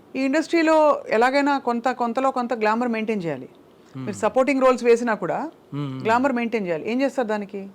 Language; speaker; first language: Telugu; native; Telugu